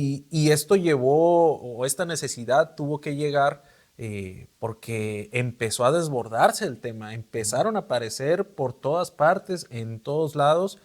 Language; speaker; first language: Spanish; native; Spanish